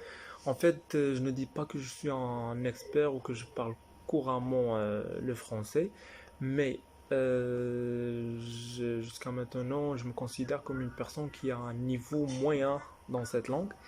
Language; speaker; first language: French; non-native, fluent; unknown